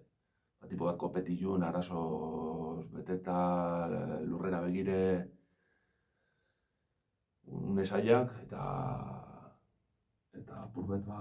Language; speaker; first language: Basque; native; Basque